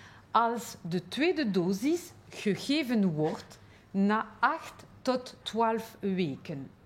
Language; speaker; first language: Dutch; non-native, local second language; French